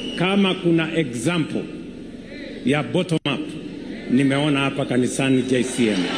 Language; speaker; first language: Swahili; non-native, local second language; Kalenjin